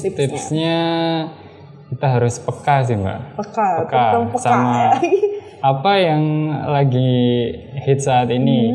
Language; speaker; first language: Indonesian; native; Indonesian